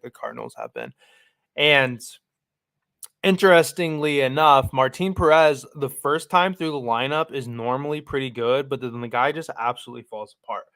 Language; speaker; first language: English; native; English